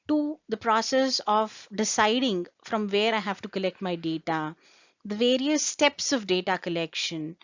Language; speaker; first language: English; non-native, local second language; Kannada